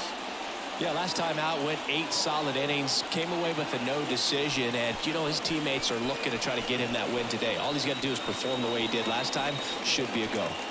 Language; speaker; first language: English; native; English